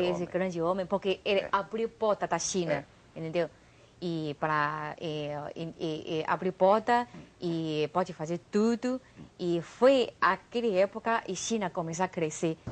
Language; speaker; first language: Portuguese; non-native, learner; Chinese